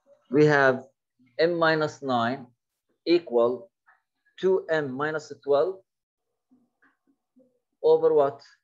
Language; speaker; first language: English; non-native, fluent; Arabic